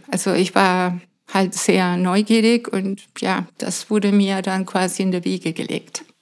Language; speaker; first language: German; non-native, fluent; Spanish